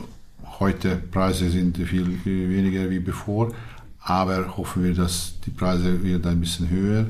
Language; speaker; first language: German; non-native, learner; Hungarian